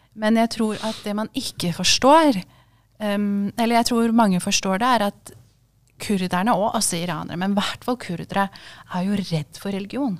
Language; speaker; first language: Norwegian; early bilingual, other home language; Kurdish